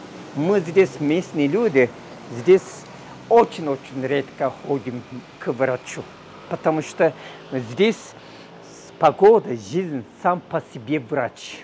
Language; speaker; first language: Russian; non-native, learner; Turkish